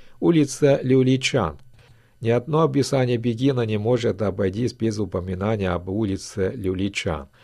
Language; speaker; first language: Russian; non-native, fluent; Chinese